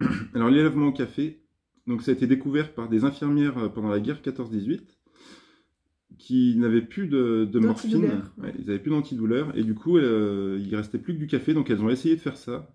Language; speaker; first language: French; native; French